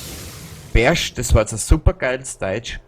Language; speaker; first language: German; native; German